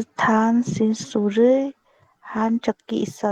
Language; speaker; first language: Korean; non-native, learner; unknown